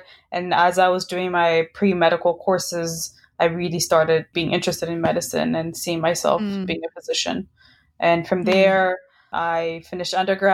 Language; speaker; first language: English; non-native, fluent; Amharic